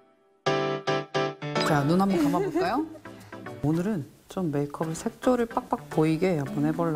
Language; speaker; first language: Korean; native; Korean